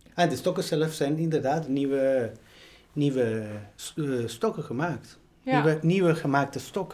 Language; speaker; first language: Dutch; non-native, fluent; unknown